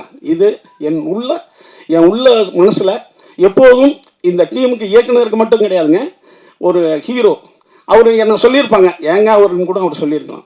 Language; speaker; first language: Tamil; native; Tamil